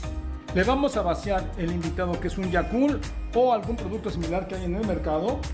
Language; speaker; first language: Spanish; native; Spanish